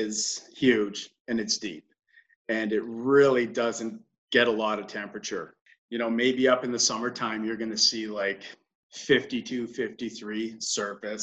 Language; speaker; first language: English; native; English